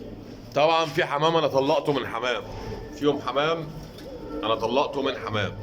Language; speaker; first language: Arabic; native; Arabic